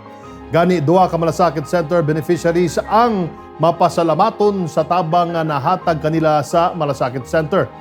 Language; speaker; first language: Cebuano; native; Cebuano